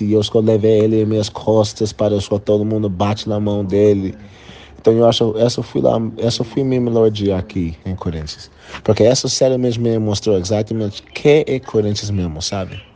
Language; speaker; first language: Portuguese; non-native, learner; English